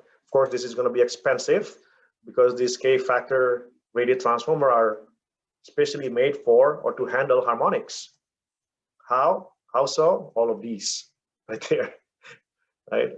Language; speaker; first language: English; non-native, fluent; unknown